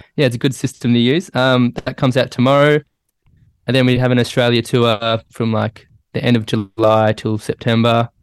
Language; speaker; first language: English; native; English